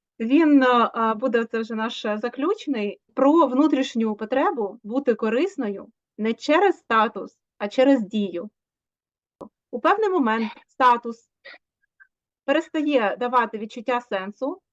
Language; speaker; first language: Ukrainian; native; Ukrainian